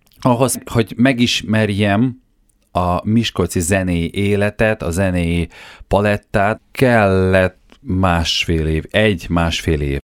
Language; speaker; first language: Hungarian; non-native, fluent; Ukrainian